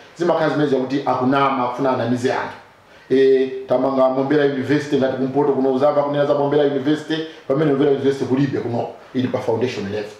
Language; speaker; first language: Nyanja; non-native, local second language; Tumbuka